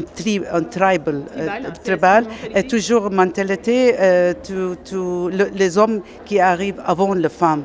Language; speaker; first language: French; non-native, learner; Arabic